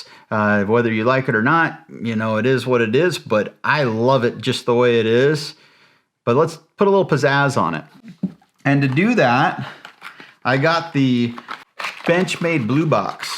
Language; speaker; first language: English; native; English